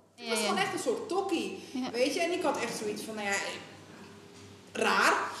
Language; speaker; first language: Dutch; native; Dutch